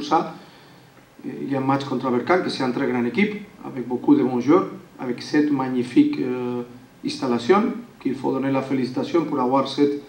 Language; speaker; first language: French; non-native, learner; Spanish